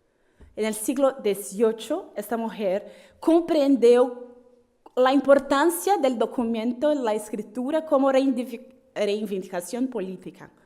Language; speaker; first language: Spanish; non-native, fluent; Portuguese